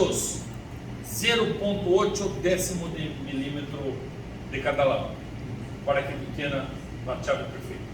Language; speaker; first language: Spanish; non-native, learner; Portuguese